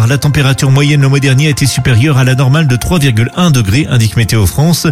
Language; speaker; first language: French; native; French